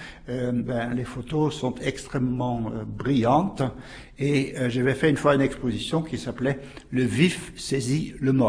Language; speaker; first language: French; native; French